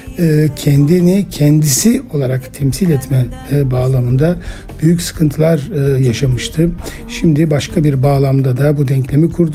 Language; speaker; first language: Turkish; native; Turkish